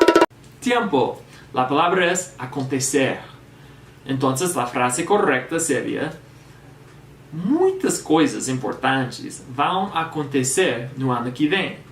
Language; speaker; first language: Spanish; non-native, fluent; English